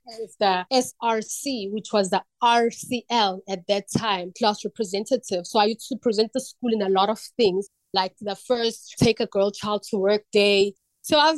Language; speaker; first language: English; non-native, local second language; Zulu